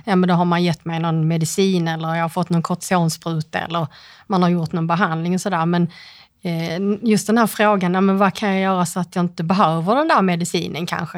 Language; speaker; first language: Swedish; native; Swedish